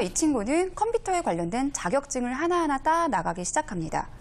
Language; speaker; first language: Korean; native; Korean